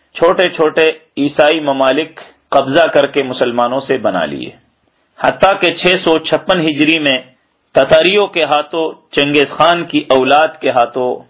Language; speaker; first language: Urdu; native; Urdu